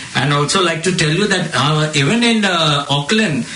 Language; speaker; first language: English; non-native, local second language; Marathi